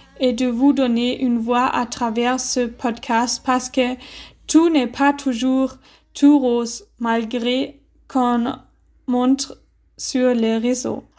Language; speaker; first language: French; non-native, learner; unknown